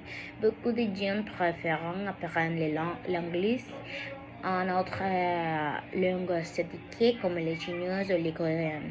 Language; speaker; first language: French; non-native, learner; Spanish